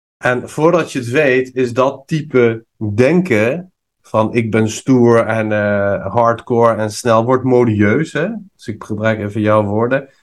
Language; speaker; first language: Dutch; non-native, fluent; Persian